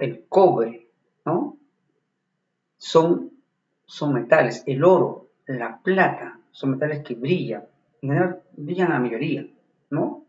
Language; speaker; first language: Spanish; native; Spanish